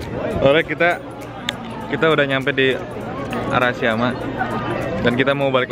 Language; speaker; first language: Indonesian; native; Indonesian